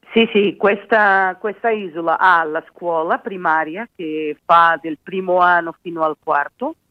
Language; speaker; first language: Italian; non-native, fluent; Portuguese